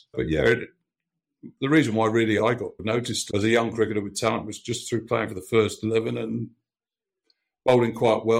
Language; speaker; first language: English; native; English